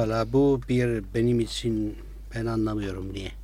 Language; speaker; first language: Turkish; non-native, fluent; Italian